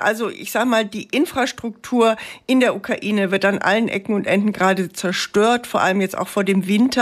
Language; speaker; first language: German; native; German